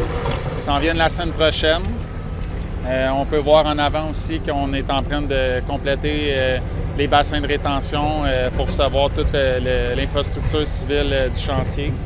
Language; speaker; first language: French; native; French